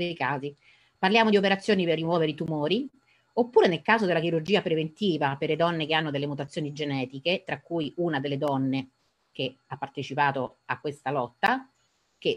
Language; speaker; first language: Italian; native; Italian